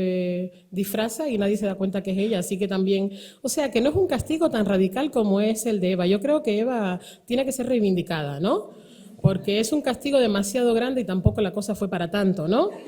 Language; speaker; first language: Spanish; native; Spanish